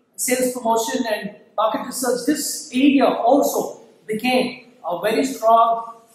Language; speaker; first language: English; non-native, local second language; Kannada